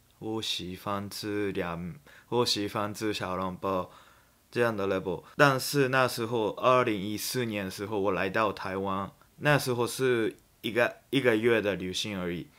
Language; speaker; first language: Chinese; non-native, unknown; Japanese